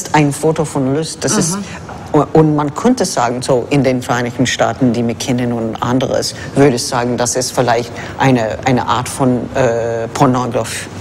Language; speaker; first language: German; non-native, fluent; English